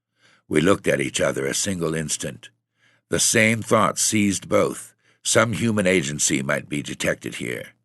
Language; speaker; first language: English; native; English